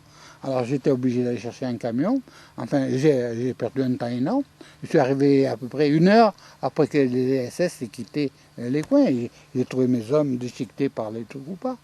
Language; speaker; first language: French; native; French